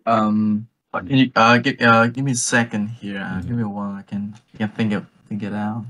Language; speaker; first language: English; non-native, learner; Vietnamese